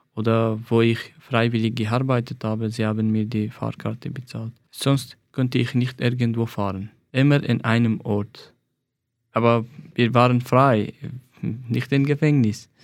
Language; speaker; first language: German; non-native, fluent; Persian